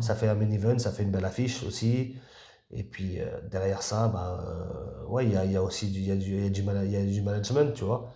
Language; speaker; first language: French; native; French